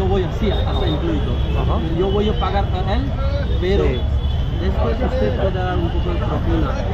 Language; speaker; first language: Spanish; non-native, learner; Hindi